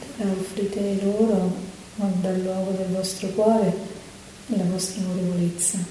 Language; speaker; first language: Italian; native; Italian